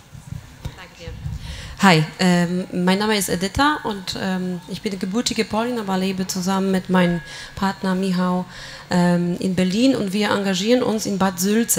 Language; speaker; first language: German; non-native, fluent; Polish